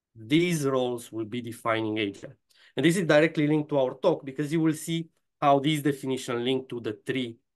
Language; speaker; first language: English; non-native, fluent; Romanian